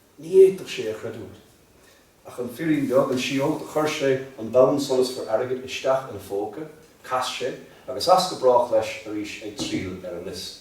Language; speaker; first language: Irish; native; Irish